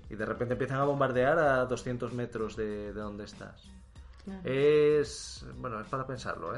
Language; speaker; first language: Spanish; native; Spanish